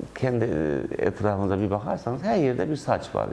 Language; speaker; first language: Turkish; native; Turkish